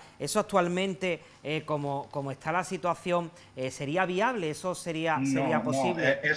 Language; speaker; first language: Spanish; native; Spanish